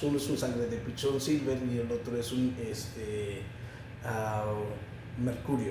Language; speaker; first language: Spanish; native; Spanish